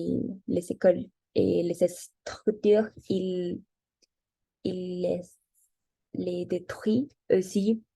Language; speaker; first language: French; non-native, learner; Spanish